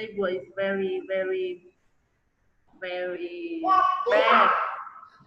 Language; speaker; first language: English; non-native, learner; Vietnamese